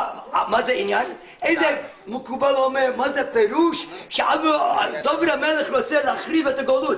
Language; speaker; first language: Hebrew; non-native, fluent; English